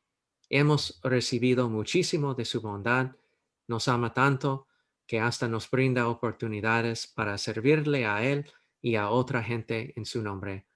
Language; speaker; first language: Spanish; non-native, fluent; English